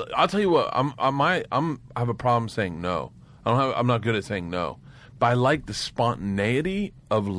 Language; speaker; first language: English; native; English